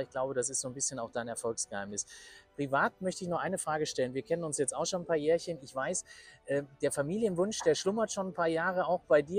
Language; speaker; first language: German; native; German